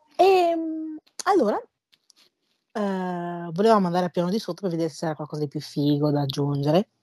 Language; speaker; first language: Italian; early bilingual, other home language; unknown